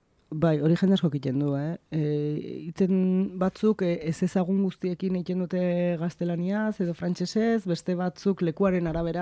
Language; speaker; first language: Basque; native; Basque